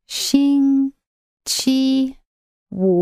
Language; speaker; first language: Chinese; non-native, learner; English